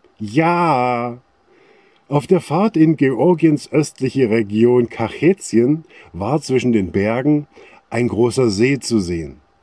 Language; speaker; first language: German; native; German